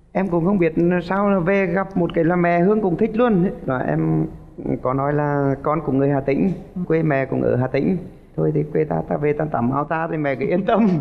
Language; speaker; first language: Vietnamese; native; Vietnamese